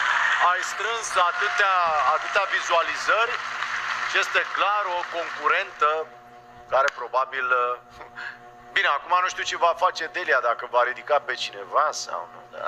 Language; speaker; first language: Romanian; native; Romanian